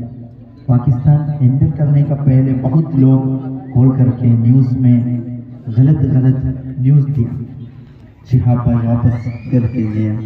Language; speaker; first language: Hindi; non-native, local second language; Malayalam